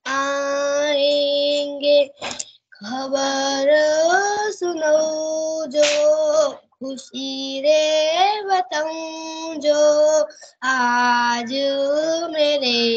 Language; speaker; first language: Hindi; native; Hindi